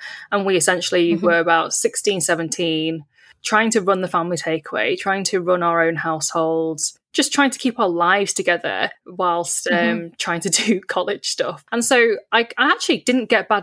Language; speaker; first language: English; native; English